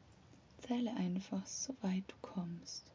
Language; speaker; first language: German; native; German